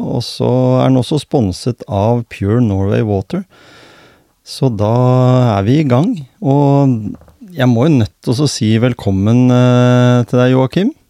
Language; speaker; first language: Norwegian; native; Norwegian